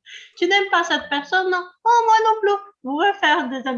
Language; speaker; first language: French; non-native, learner; Portuguese